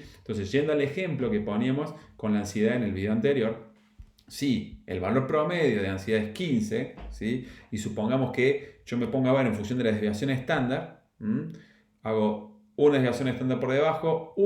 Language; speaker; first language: Spanish; native; Spanish